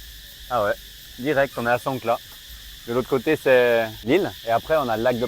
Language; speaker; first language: French; native; French